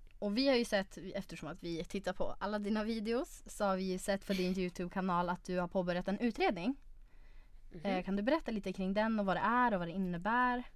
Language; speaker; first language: Swedish; native; Swedish